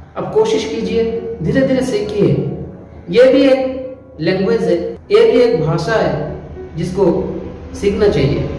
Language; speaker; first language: Hindi; non-native, local second language; Bangla